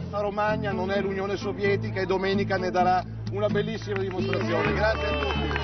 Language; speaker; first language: Italian; native; Italian